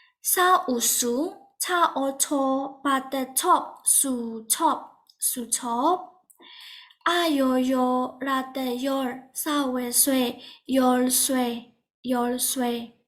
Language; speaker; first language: Korean; non-native, fluent; Burmese